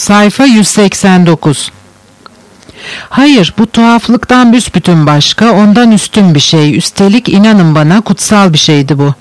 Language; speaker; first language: Turkish; native; Turkish